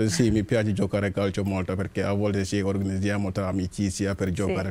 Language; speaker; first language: Italian; non-native, learner; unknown